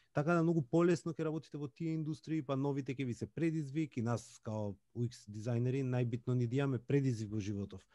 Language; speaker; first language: Macedonian; native; Macedonian